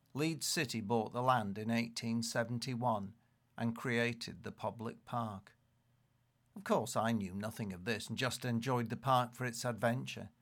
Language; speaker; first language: English; native; English